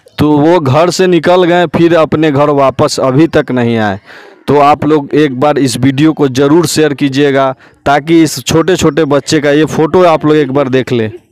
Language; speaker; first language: Hindi; native; Hindi